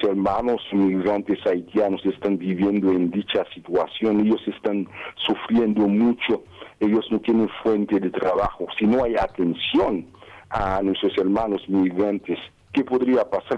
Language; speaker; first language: Spanish; non-native, fluent; Haitian Creole